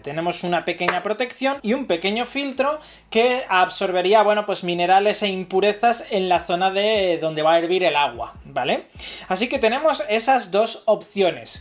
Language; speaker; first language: Spanish; native; Spanish